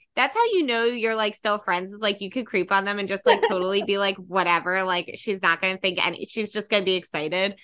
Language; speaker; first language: English; native; English